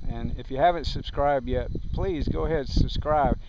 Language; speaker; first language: English; native; English